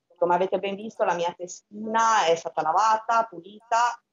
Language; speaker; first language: Italian; early bilingual, other home language; Albanian